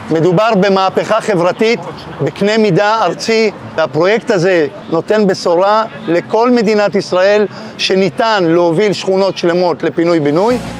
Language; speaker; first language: Hebrew; native; Hebrew